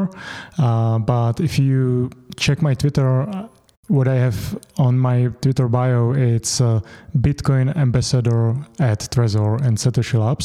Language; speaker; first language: English; non-native, fluent; Czech